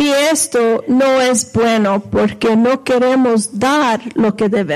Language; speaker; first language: Spanish; non-native, fluent; English